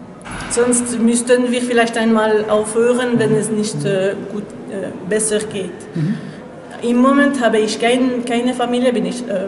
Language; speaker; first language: German; non-native, local second language; French